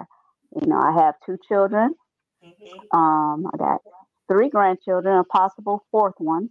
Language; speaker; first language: English; native; English